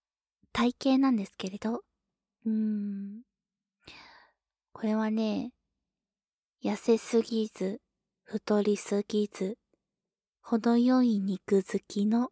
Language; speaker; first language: Japanese; native; Japanese